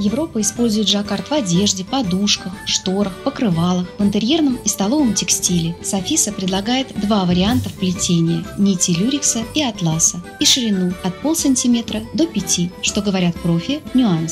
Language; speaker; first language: Russian; native; Russian